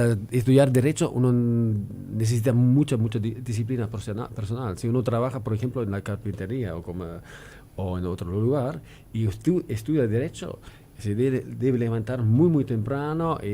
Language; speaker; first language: Spanish; non-native, fluent; German